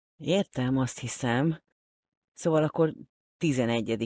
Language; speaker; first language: Hungarian; native; Hungarian